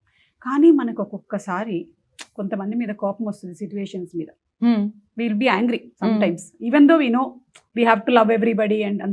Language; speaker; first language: Telugu; native; Telugu